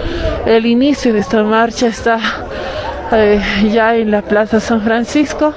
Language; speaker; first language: Spanish; native; Spanish